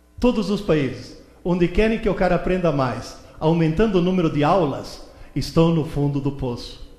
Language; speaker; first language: Portuguese; early bilingual, other home language; Italian